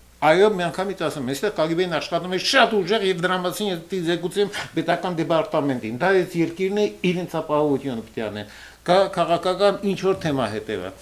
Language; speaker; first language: Armenian; early bilingual, heritage; Armenian